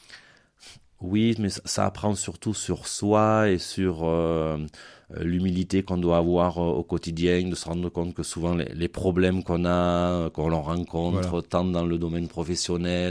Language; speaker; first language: French; native; French